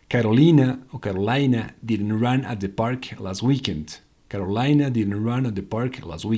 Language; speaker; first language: English; non-native, fluent; Spanish